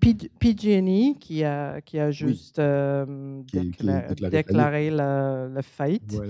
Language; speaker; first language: French; non-native, learner; English